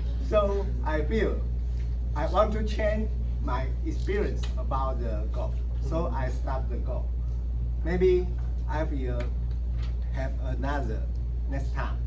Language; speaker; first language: English; non-native, learner; Chinese